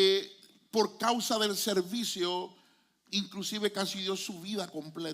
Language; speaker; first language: Spanish; native; Spanish